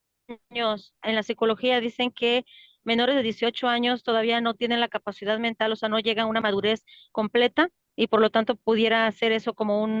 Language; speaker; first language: Spanish; native; Spanish